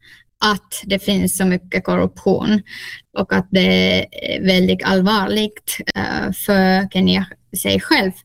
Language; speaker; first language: Swedish; non-native, local second language; Finnish